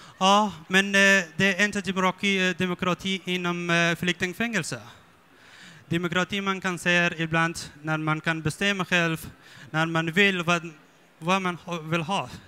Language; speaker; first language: Swedish; non-native, learner; Persian